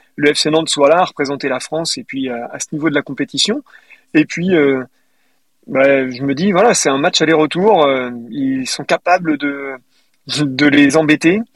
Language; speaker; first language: French; native; French